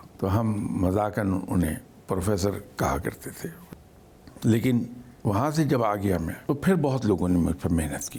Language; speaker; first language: Urdu; native; Urdu